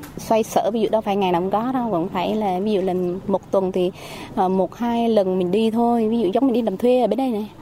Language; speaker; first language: Vietnamese; non-native, local second language; Jarai